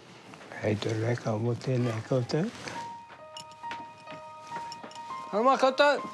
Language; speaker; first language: Māori; non-native, local second language; English